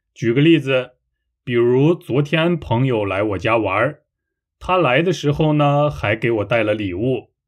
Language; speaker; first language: Chinese; native; Chinese